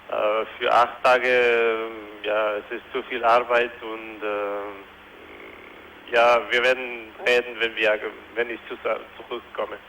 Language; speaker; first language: German; non-native, fluent; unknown